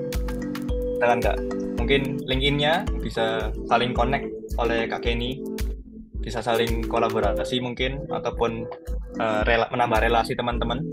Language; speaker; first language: Indonesian; native; Indonesian